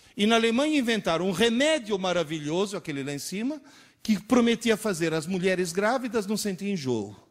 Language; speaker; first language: Portuguese; early bilingual, other home language; Italian